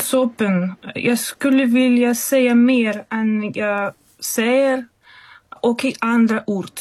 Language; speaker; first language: Swedish; non-native, fluent; Russian